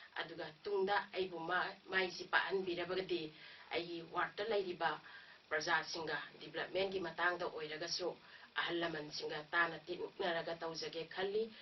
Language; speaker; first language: Manipuri; native; Manipuri